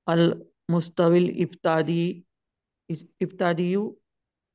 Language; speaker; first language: Arabic; non-native, learner; Urdu